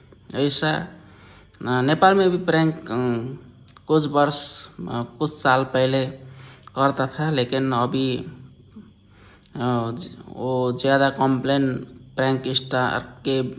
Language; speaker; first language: Hindi; non-native, learner; Nepali